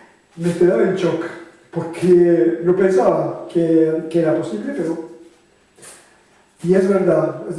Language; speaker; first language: Spanish; non-native, fluent; French